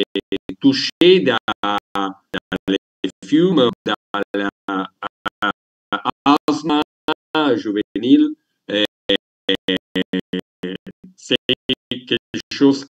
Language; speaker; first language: French; non-native, learner; Italian